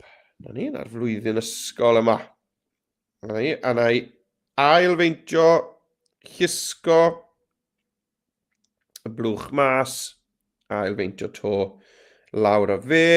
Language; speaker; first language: Welsh; native; Welsh